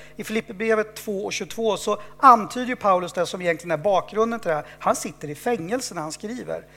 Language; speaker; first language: Swedish; native; Swedish